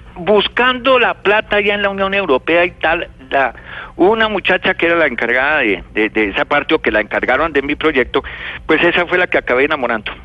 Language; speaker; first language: Spanish; native; Spanish